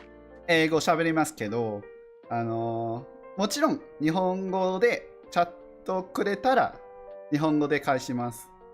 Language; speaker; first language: Japanese; non-native, learner; English